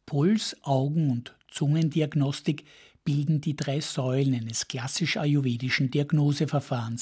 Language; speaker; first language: German; native; German